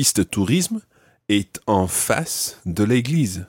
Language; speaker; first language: French; non-native, fluent; English